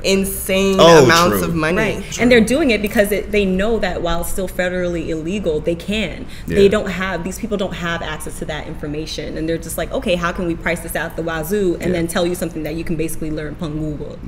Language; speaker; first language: English; native; English